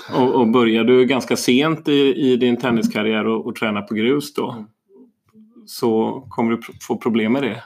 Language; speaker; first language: Swedish; native; Swedish